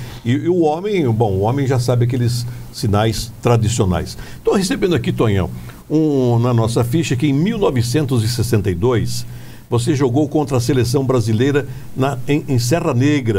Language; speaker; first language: Portuguese; native; Portuguese